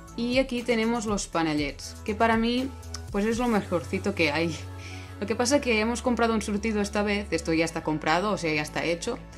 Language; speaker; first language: Spanish; non-native, local second language; Catalan